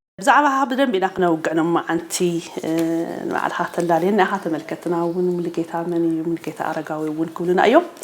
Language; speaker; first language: Tigrinya; native; Tigrinya